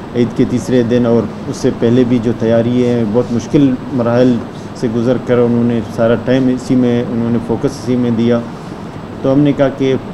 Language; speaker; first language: Urdu; non-native, local second language; Baluchi